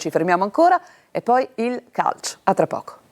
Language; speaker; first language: Italian; native; Italian